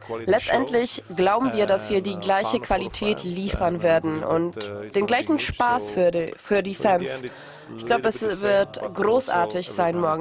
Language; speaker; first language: German; non-native, fluent; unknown